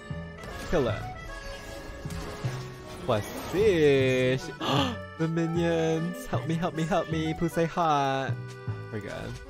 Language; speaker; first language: English; native; English